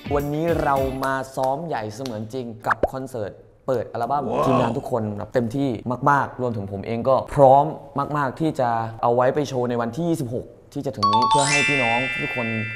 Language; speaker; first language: Thai; native; Thai